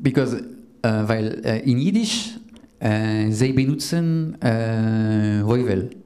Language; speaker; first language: German; non-native, learner; French